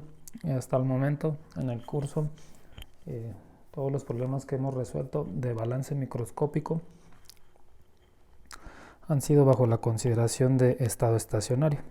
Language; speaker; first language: Spanish; native; Spanish